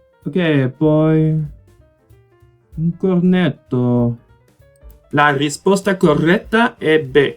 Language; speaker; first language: Italian; non-native, learner; Portuguese